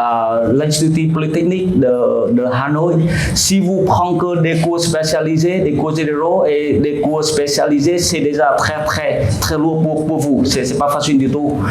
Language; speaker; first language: French; non-native, fluent; Vietnamese